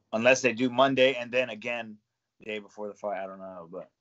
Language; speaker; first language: English; native; English